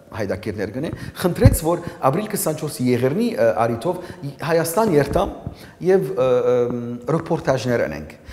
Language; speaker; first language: Armenian; early bilingual, heritage; Armenian